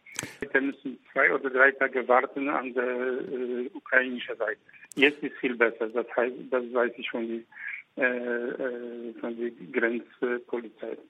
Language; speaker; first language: German; non-native, fluent; Polish